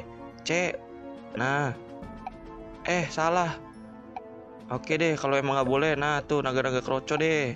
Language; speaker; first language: Indonesian; native; Indonesian